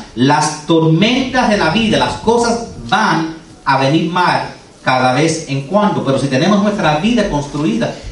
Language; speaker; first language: Spanish; early bilingual, heritage; Spanish